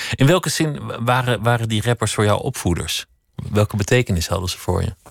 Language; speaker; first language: Dutch; native; Dutch